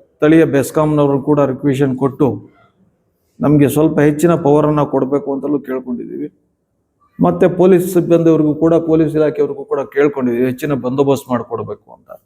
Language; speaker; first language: Kannada; non-native, local second language; Lambadi